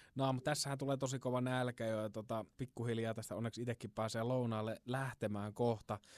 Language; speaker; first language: Finnish; native; Finnish